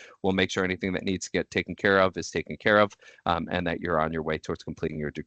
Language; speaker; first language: English; native; English